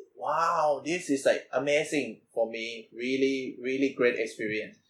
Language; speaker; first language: English; non-native, learner; Thai